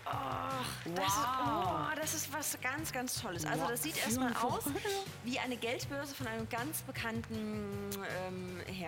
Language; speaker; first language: German; native; German